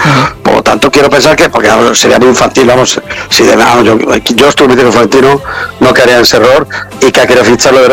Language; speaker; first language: Spanish; native; Spanish